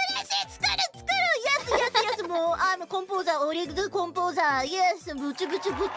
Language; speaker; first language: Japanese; native; Japanese